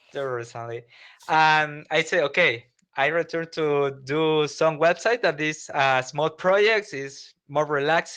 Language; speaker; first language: English; non-native, learner; Spanish